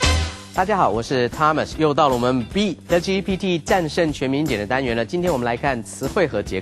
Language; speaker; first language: Chinese; native; Chinese